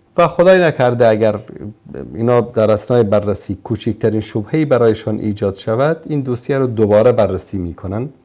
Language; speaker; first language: Persian; native; Persian